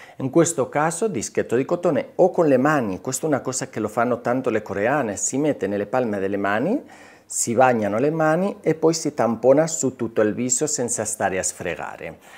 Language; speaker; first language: Italian; non-native, fluent; Spanish